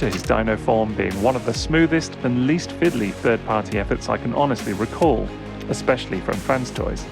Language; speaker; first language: English; native; English